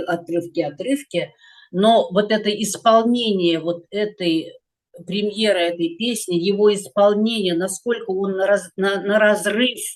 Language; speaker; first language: Russian; native; Russian